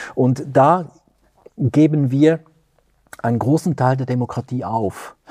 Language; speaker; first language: German; native; German